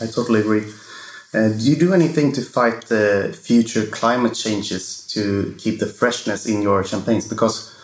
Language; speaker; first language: English; non-native, fluent; Swedish